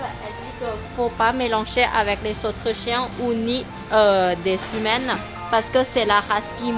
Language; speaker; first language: French; non-native, learner; Thai